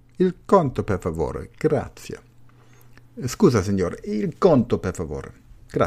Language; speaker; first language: Italian; non-native, fluent; German